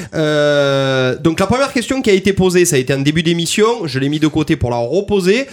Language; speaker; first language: French; native; French